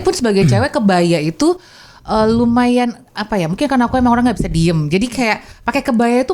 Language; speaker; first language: Indonesian; native; Indonesian